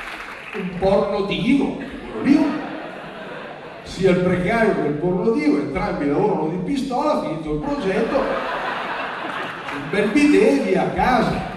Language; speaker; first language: Italian; native; Italian